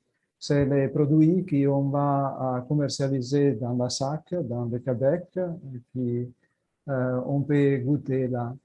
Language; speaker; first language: French; non-native, fluent; Italian